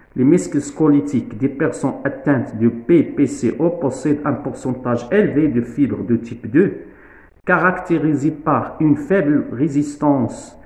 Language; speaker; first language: French; non-native, local second language; Arabic